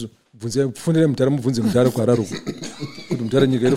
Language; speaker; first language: English; non-native, local second language; Shona